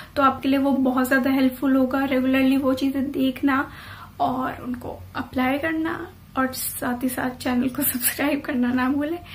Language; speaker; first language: Hindi; native; Hindi